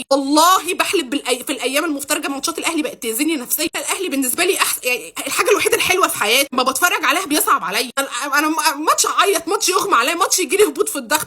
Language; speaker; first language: Arabic; native; Arabic